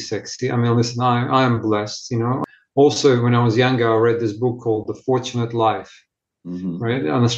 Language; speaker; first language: English; non-native, fluent; Ukrainian